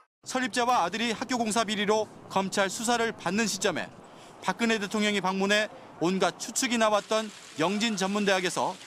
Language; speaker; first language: Korean; native; Korean